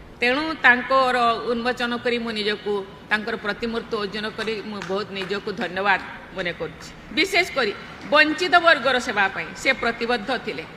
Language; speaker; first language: Odia; non-native, local second language; Santali